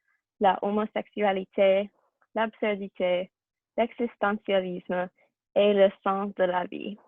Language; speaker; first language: French; non-native, learner; English